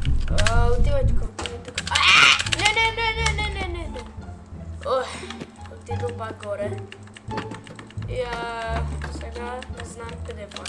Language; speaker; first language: Bulgarian; early bilingual, heritage; Bulgarian